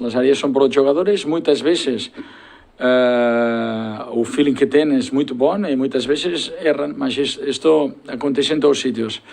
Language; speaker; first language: Portuguese; non-native, learner; Spanish